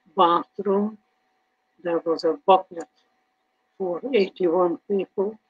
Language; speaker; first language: English; early bilingual, other home language; Hungarian